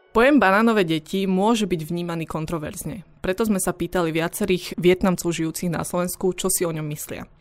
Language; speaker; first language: Slovak; early bilingual, other home language; Vietnamese